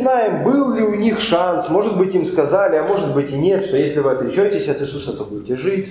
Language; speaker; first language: Polish; non-native, learner; Russian